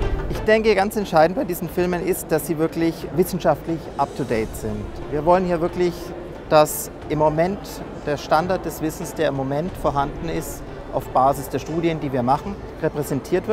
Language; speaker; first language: German; native; German